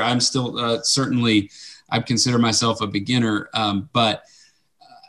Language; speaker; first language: English; native; English